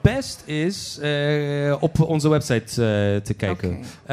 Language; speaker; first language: Dutch; non-native, fluent; Polish